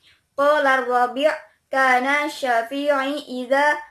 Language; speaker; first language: Arabic; non-native, learner; Indonesian